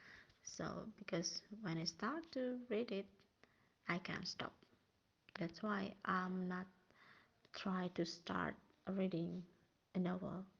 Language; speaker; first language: English; non-native, learner; Indonesian